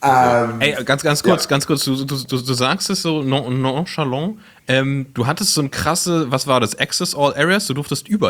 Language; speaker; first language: German; native; German